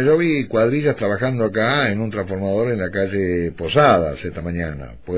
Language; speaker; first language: Spanish; native; Spanish